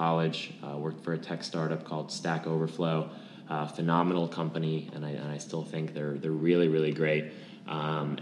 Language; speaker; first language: English; non-native, fluent; Lithuanian